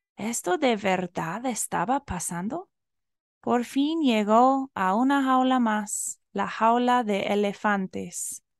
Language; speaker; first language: Spanish; non-native, fluent; English